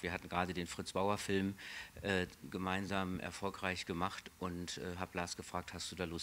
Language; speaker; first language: German; native; German